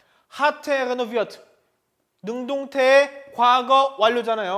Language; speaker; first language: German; non-native, fluent; Korean